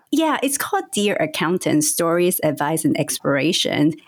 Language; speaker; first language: English; non-native, local second language; Cantonese